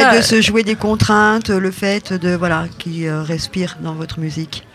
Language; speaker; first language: French; native; French